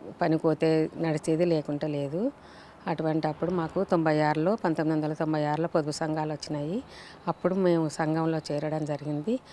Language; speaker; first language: Telugu; native; Telugu